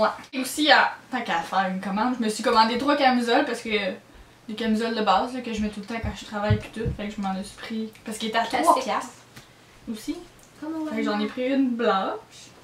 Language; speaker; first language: French; native; French